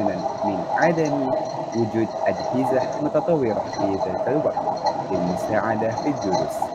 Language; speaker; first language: Arabic; non-native, learner; Malay